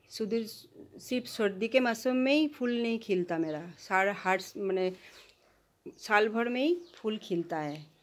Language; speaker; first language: Hindi; non-native, local second language; Bangla